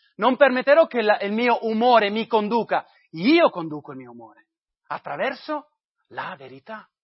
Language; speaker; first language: Italian; non-native, fluent; English